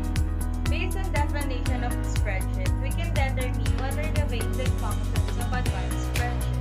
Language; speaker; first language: English; non-native, local second language; Filipino